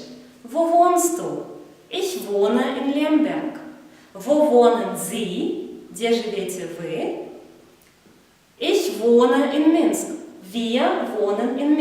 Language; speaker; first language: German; non-native, fluent; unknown